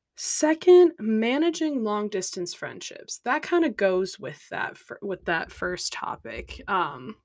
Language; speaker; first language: English; native; English